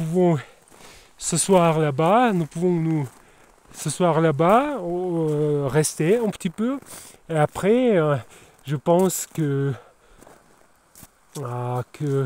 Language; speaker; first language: French; non-native, learner; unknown